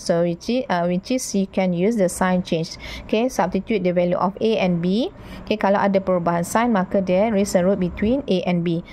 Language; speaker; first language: English; non-native, local second language; Malay